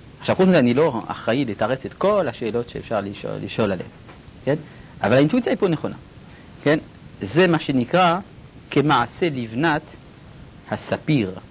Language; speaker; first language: Hebrew; non-native, fluent; French